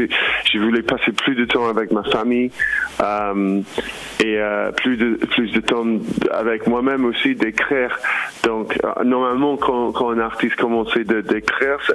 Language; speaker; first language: French; non-native, fluent; English